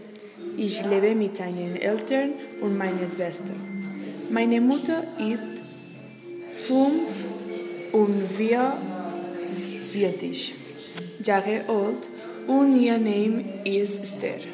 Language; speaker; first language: German; non-native, learner; Catalan